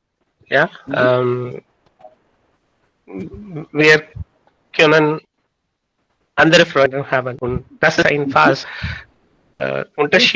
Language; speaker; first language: German; non-native, learner; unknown